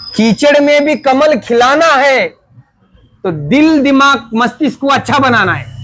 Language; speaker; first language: Hindi; non-native, local second language; Marathi